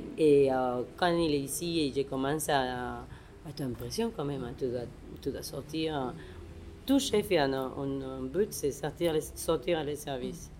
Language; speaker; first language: French; non-native, fluent; Spanish